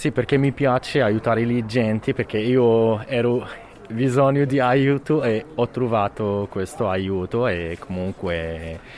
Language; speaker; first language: Italian; non-native, learner; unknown